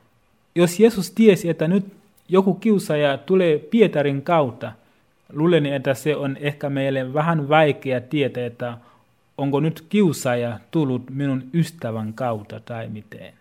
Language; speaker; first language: Finnish; non-native, fluent; Swahili